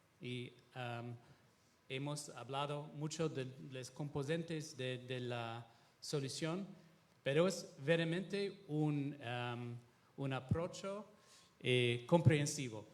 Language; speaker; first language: Spanish; non-native, fluent; Italian